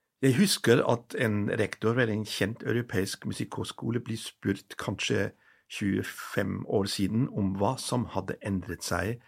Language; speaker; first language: Norwegian; non-native, fluent; German